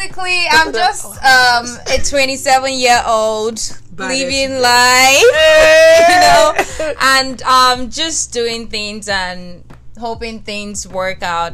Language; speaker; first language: English; non-native, local second language; Yoruba